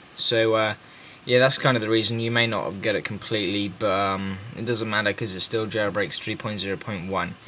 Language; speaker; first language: English; native; English